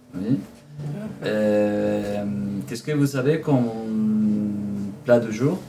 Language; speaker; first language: French; non-native, learner; Spanish